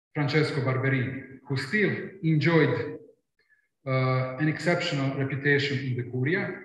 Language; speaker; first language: English; non-native, fluent; Croatian